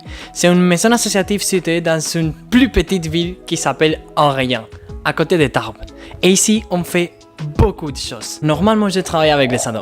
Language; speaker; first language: French; non-native, fluent; Spanish